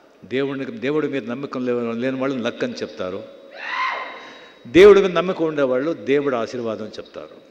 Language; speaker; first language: Telugu; non-native, local second language; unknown